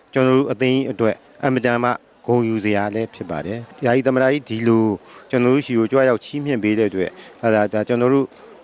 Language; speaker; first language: Burmese; native; Burmese